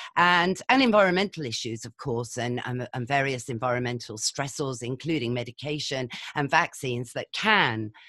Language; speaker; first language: English; native; English